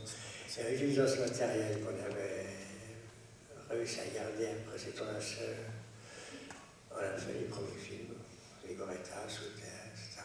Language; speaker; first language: French; native; French